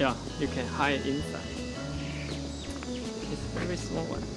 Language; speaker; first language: English; non-native, local second language; Chinese